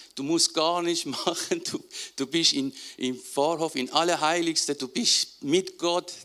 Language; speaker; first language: German; non-native, fluent; Persian